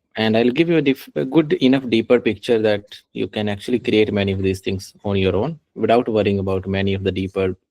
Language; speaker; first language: English; non-native, local second language; Punjabi